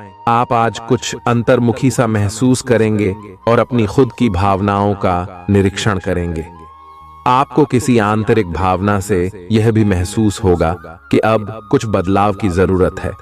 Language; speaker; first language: Hindi; native; Hindi